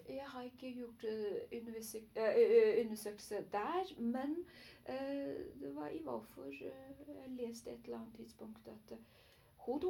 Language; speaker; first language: Norwegian; non-native, learner; Chinese